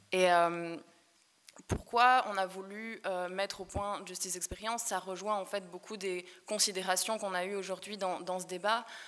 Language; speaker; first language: French; native; French